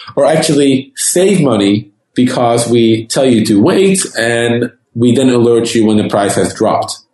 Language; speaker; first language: English; non-native, fluent; Dutch